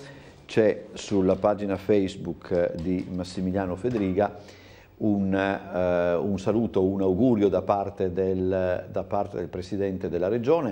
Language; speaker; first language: Italian; native; Italian